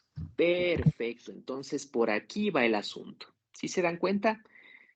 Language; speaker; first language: Spanish; native; Spanish